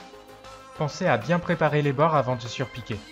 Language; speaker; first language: French; native; French